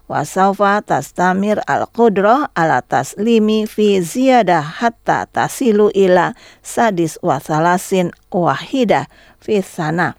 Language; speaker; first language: Arabic; non-native, learner; Indonesian